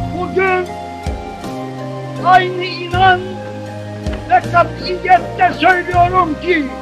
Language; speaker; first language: Turkish; native; Turkish